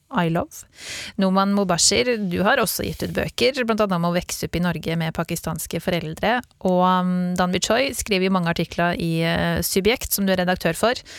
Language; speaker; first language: Norwegian; native; Norwegian